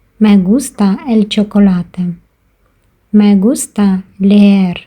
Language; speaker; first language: Spanish; non-native, fluent; Ukrainian